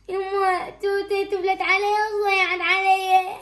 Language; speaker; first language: Arabic; native; Arabic